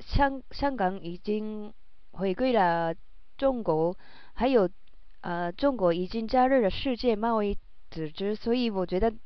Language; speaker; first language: Chinese; non-native, learner; Japanese